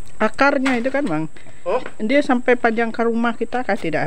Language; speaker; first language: Malay; native; Malay